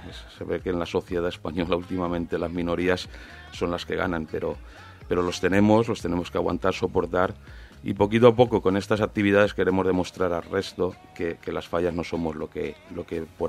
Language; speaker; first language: Spanish; native; Spanish